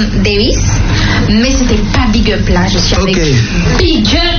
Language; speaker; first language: French; non-native, fluent; Spanish